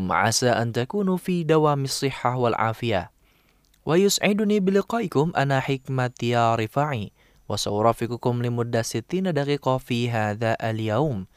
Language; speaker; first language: Arabic; non-native, fluent; Indonesian